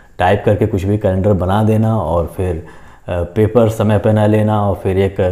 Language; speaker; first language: Hindi; native; Hindi